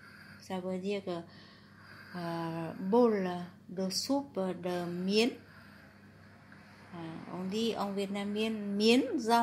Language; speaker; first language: French; non-native, learner; Vietnamese